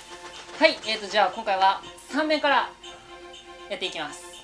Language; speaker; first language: Japanese; native; Japanese